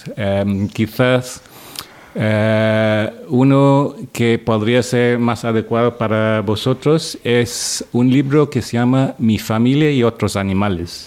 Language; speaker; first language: Spanish; non-native, fluent; English